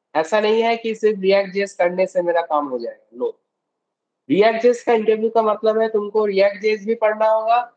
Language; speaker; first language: Hindi; non-native, local second language; Bangla